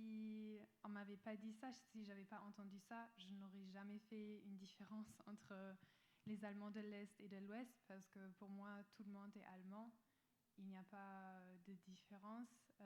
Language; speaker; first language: French; non-native, fluent; German